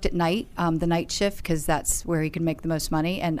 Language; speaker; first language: English; native; English